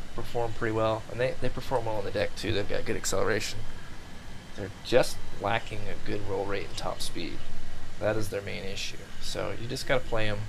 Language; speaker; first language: English; native; English